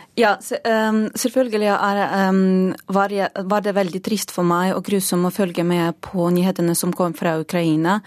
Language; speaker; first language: Norwegian; non-native, fluent; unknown